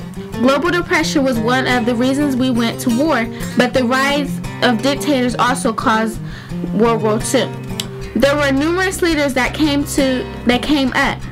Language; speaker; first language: English; native; English